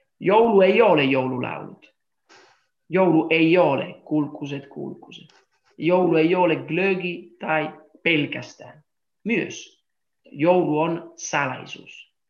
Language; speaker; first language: Finnish; non-native, fluent; Italian